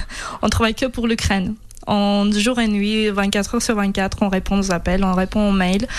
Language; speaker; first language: French; non-native, fluent; Ukrainian